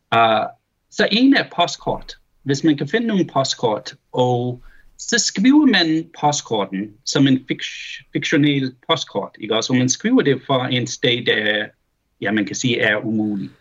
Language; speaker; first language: Danish; early bilingual, heritage; Danish